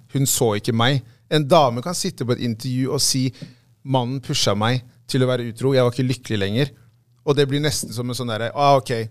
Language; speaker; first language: Norwegian; early bilingual, other home language; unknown